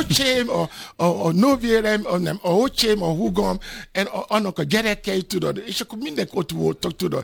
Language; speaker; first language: Hungarian; non-native, fluent; Yoruba